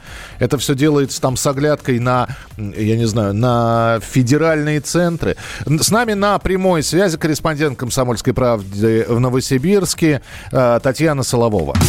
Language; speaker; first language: Russian; native; Russian